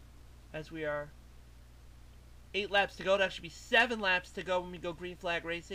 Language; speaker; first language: English; native; English